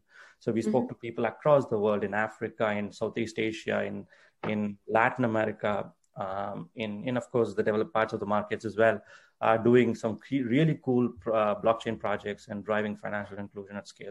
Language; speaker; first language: English; non-native, local second language; Tamil